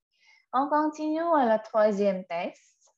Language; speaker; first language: French; non-native, fluent; Indonesian